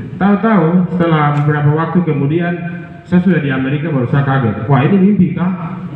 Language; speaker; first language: Indonesian; non-native, local second language; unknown